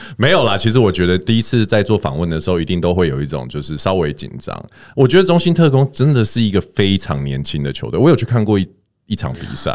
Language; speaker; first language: Chinese; native; Chinese